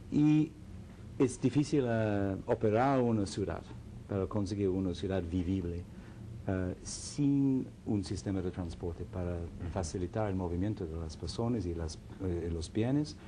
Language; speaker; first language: Spanish; non-native, fluent; English